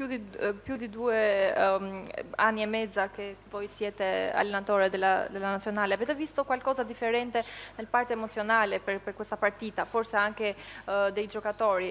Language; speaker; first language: Italian; non-native, fluent; Albanian